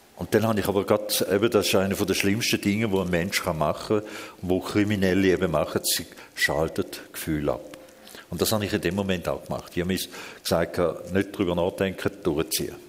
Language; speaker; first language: German; early bilingual, other home language; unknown